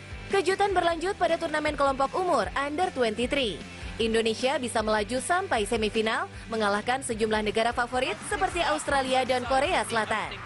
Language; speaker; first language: Indonesian; native; Indonesian